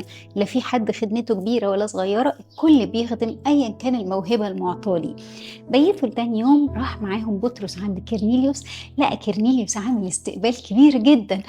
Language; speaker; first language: Arabic; native; Arabic